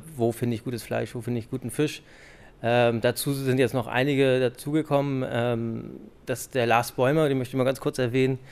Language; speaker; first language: German; native; German